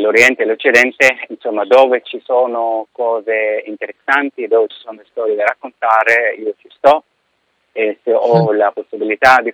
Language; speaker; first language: Italian; non-native, fluent; Arabic